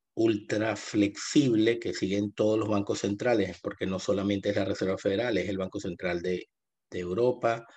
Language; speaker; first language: Spanish; native; Spanish